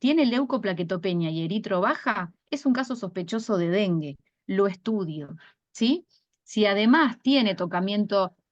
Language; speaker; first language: Spanish; native; Spanish